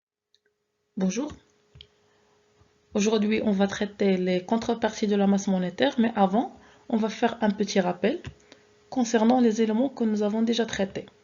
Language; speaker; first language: French; non-native, local second language; Arabic